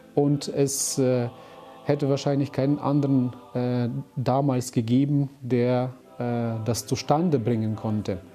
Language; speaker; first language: German; non-native, fluent; Ukrainian